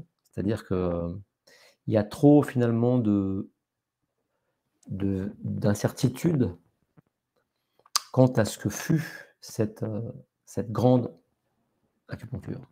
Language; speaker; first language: French; native; French